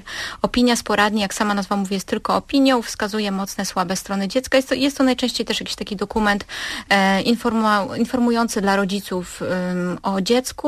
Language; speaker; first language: Polish; native; Polish